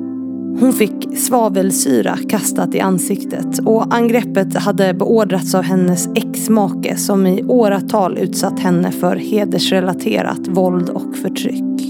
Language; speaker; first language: Swedish; native; Swedish